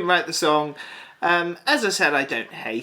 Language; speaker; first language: English; native; English